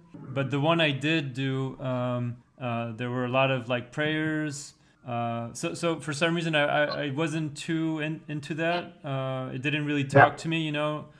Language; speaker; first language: English; non-native, fluent; French